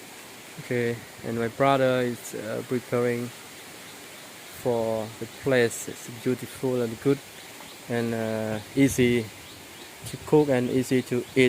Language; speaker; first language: English; non-native, local second language; Khmer